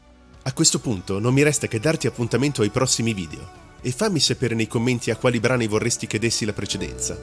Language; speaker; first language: Italian; native; Italian